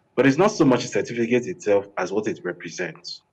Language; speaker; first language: English; non-native, local second language; Yoruba